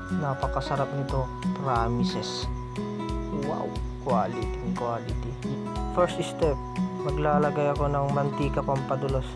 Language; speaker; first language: Filipino; non-native, local second language; Iloko